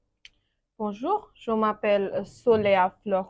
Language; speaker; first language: French; non-native, learner; Bangla